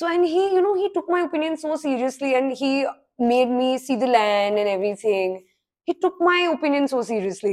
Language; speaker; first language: English; non-native, local second language; Hindi